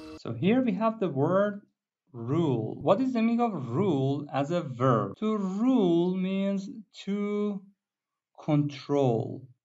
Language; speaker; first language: English; non-native, fluent; Persian